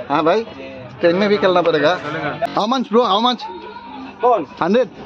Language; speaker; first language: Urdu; non-native, local second language; Assamese